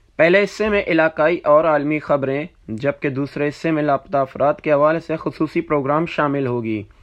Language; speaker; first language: Urdu; non-native, local second language; Baluchi